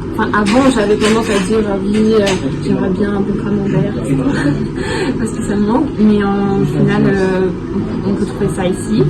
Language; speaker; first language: French; early bilingual, heritage; French